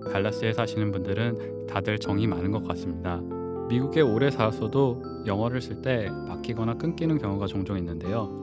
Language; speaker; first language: Korean; early bilingual, other home language; English